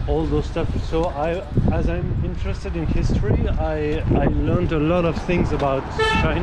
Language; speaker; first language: English; non-native, fluent; French